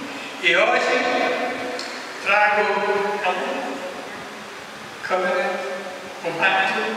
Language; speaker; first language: Portuguese; non-native, learner; English